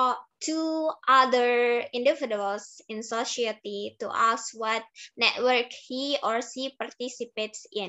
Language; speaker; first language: English; non-native, learner; Indonesian